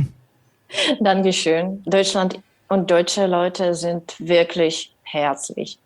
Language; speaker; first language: German; non-native, learner; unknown